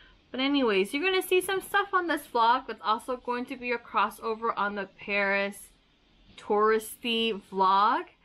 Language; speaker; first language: English; early bilingual, other home language; Vietnamese